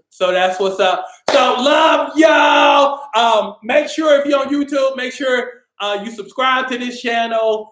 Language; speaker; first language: English; native; English